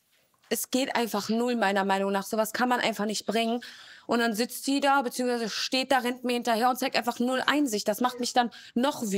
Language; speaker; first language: German; native; German